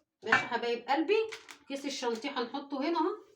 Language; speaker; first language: Arabic; native; Arabic